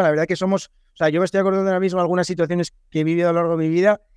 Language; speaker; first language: Spanish; native; Spanish